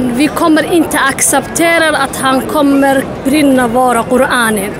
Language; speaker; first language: Swedish; non-native, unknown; Arabic